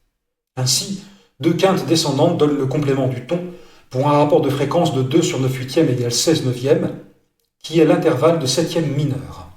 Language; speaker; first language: French; native; French